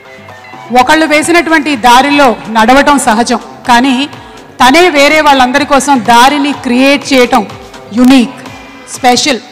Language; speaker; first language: Telugu; native; Telugu